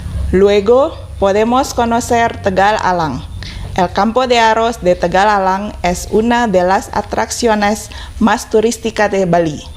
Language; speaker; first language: Spanish; non-native, fluent; Indonesian